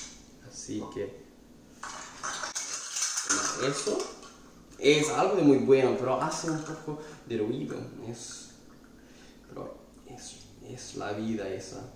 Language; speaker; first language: Spanish; non-native, fluent; Italian